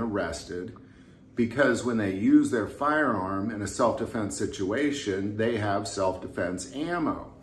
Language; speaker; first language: English; native; English